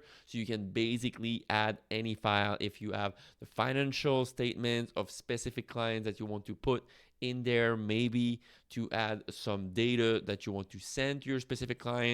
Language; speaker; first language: English; non-native, fluent; French